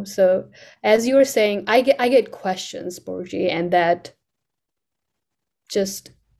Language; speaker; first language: English; non-native, local second language; Nepali